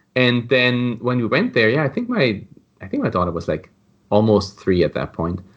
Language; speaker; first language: English; non-native, fluent; German